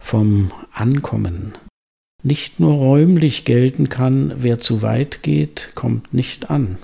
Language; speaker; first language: German; native; German